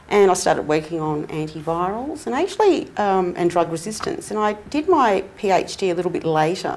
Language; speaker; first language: English; native; English